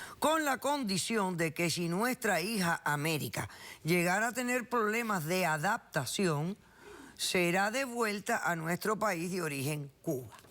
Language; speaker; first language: Spanish; early bilingual, heritage; Spanish